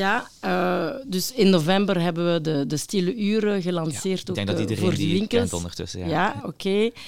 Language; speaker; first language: Dutch; non-native, local second language; French